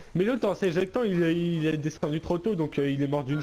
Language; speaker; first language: French; native; French